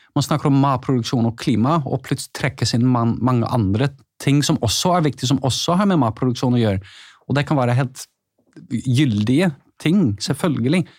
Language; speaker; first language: Norwegian; non-native, fluent; Dutch